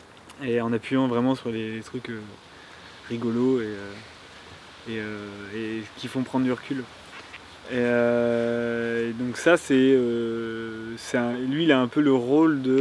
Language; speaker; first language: French; native; French